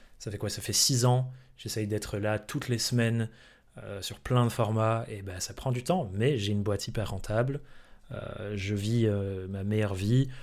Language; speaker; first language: French; early bilingual, other home language; English